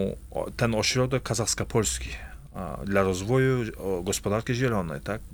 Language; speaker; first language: Polish; non-native, fluent; Kazakh